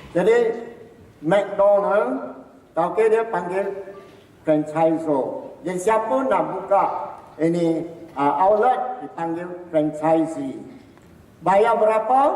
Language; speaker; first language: Malay; non-native, local second language; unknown